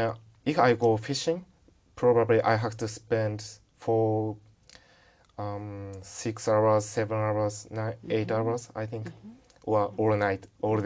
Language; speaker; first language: English; non-native, learner; Japanese